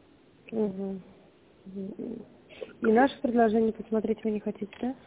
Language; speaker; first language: Russian; native; Russian